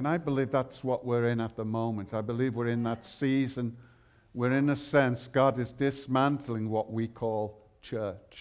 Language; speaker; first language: English; native; English